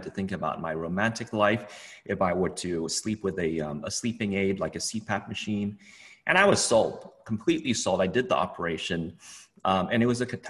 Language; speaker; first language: English; non-native, local second language; Cantonese